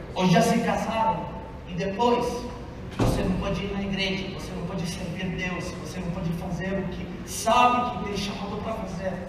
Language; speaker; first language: Portuguese; non-native, fluent; Italian